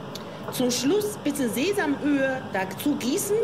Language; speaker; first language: German; non-native, learner; Chinese